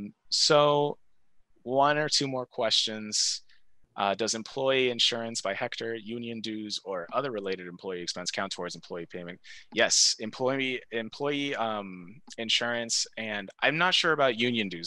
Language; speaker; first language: English; early bilingual, other home language; Spanish